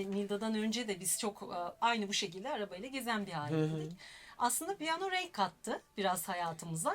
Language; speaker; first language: Turkish; native; Turkish